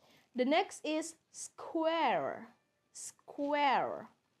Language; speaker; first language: English; non-native, learner; Indonesian